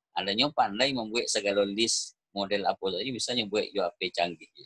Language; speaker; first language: Indonesian; native; Indonesian